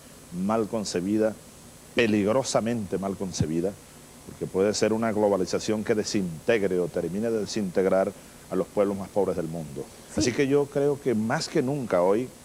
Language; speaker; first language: Spanish; native; Spanish